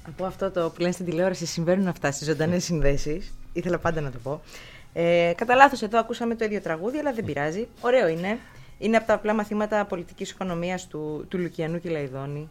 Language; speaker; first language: Greek; native; Greek